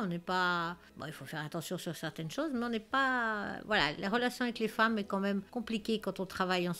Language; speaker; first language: French; early bilingual, other home language; Spanish